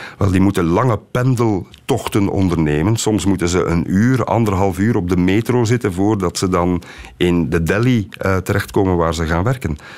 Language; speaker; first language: Dutch; native; Dutch